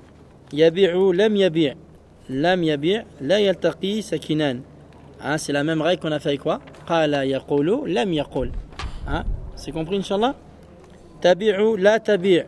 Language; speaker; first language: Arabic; non-native, fluent; French